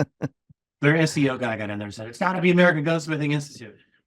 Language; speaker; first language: English; native; English